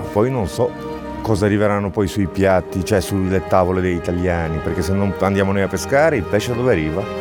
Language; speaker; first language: Italian; non-native, fluent; Romanian